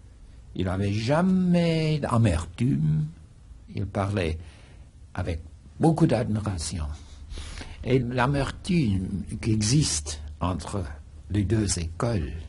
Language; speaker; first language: French; non-native, fluent; English